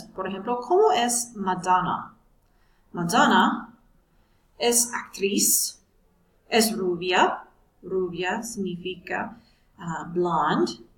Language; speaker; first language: Spanish; non-native, fluent; English